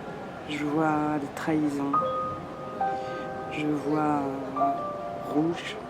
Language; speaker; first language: French; native; French